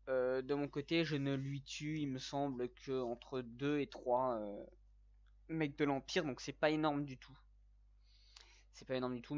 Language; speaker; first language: French; native; French